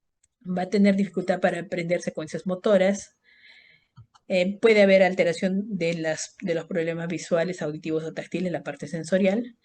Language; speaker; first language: Spanish; native; Spanish